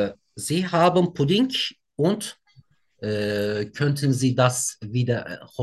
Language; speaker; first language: German; non-native, learner; Turkish